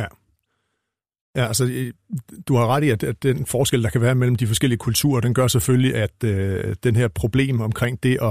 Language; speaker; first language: Danish; native; Danish